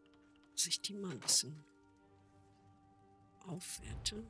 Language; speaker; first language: German; native; German